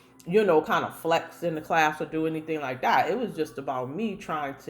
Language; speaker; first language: English; native; English